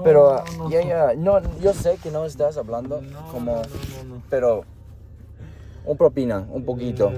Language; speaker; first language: Spanish; non-native, learner; English